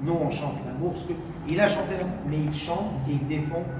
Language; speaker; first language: French; non-native, local second language; Arabic